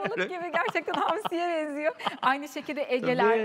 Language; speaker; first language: Turkish; native; Turkish